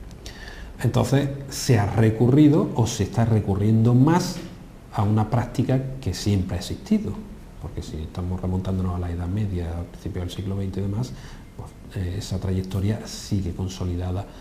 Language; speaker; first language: Spanish; native; Spanish